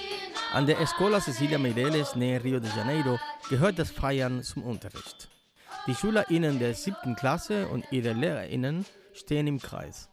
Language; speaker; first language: German; native; German